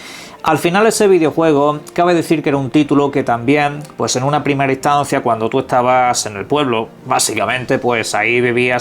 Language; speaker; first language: Spanish; native; Spanish